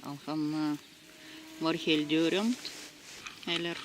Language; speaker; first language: Norwegian; non-native, fluent; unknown